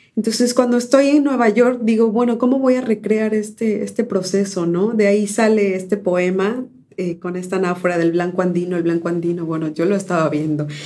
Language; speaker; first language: Spanish; native; Spanish